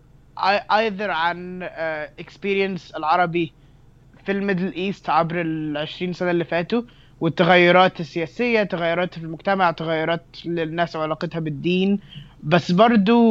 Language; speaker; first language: Arabic; native; Arabic